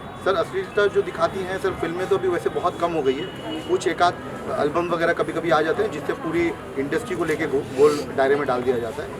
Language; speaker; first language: Hindi; native; Hindi